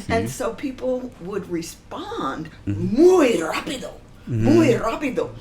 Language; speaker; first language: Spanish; non-native, learner; English